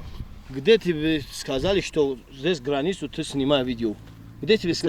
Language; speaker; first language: Russian; native; Russian